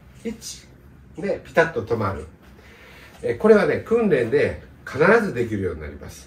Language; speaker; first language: Japanese; native; Japanese